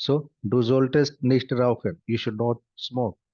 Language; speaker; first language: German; non-native, fluent; Hindi